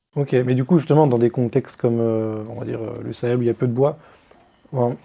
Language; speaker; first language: French; native; French